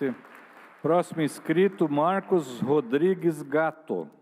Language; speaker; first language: Portuguese; native; Portuguese